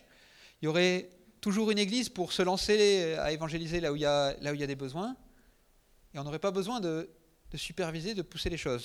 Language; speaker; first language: French; native; French